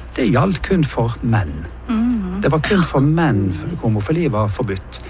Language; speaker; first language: Norwegian; native; Norwegian